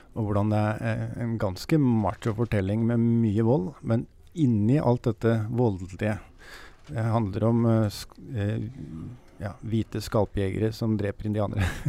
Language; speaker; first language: Norwegian; native; Norwegian